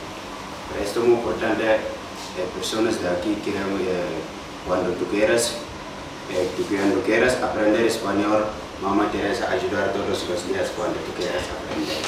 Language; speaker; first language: Spanish; non-native, learner; Arabic